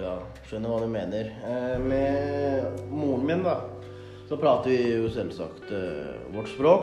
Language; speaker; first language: Norwegian; early bilingual, other home language; Thai